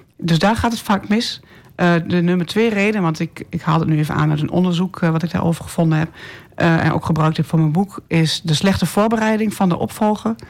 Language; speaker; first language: Dutch; native; Dutch